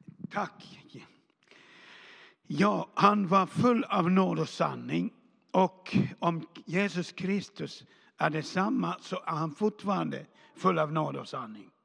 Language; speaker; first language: Swedish; non-native, fluent; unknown